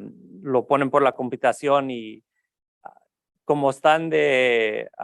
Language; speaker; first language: Spanish; early bilingual, heritage; Spanish